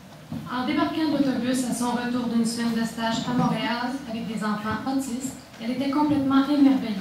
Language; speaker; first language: French; native; French